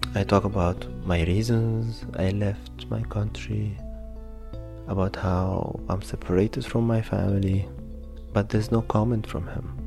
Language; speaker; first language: English; non-native, fluent; Arabic